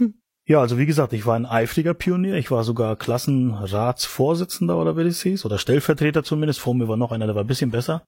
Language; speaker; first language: German; native; German